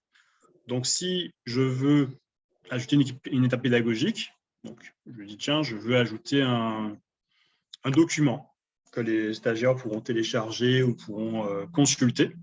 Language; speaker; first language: French; native; French